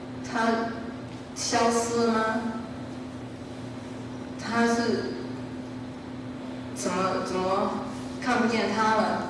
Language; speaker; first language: Chinese; early bilingual, heritage; Chinese